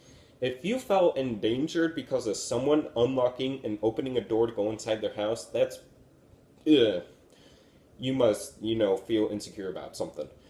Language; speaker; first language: English; native; English